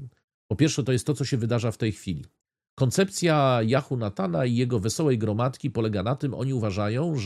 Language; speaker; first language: Polish; native; Polish